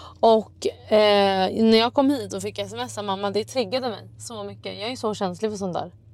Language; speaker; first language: Swedish; native; Swedish